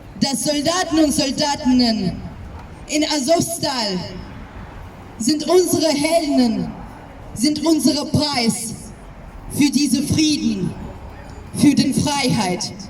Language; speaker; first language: German; non-native, fluent; Ukrainian